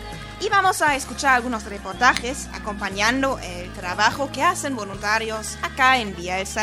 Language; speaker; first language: Spanish; non-native, learner; German